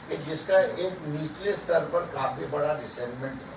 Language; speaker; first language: Hindi; non-native, local second language; Marathi